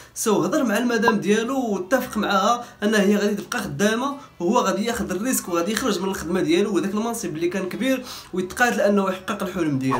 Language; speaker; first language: Arabic; native; Arabic